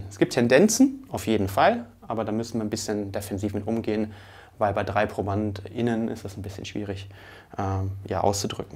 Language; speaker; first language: German; native; German